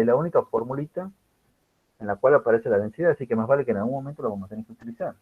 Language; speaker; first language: Spanish; native; Spanish